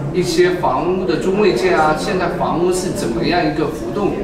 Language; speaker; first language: Chinese; native; Chinese